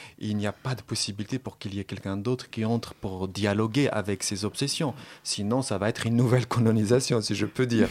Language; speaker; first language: French; non-native, local second language; Arabic